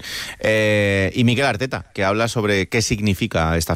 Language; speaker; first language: Spanish; native; Spanish